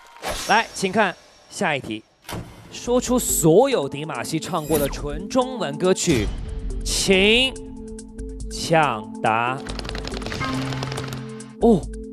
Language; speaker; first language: Chinese; native; Chinese